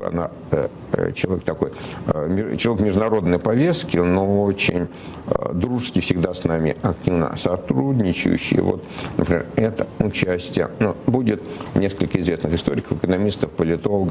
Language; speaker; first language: Russian; native; Russian